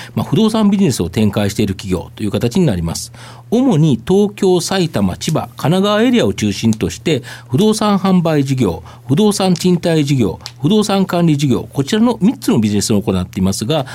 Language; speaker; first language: Japanese; native; Japanese